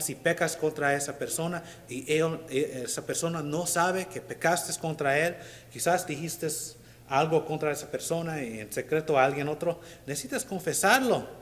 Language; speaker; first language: Spanish; non-native, learner; English